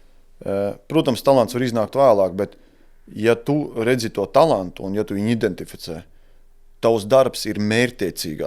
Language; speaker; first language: Latvian; native; Latvian